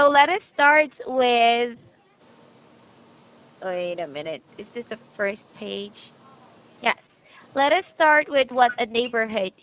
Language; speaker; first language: English; non-native, fluent; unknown